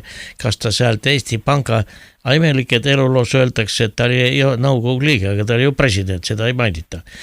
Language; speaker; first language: Estonian; native; Estonian